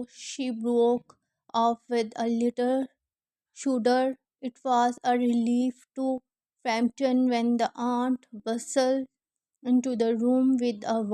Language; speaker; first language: English; non-native, learner; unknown